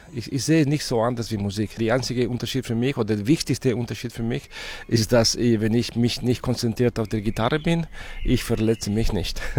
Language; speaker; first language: German; non-native, fluent; Spanish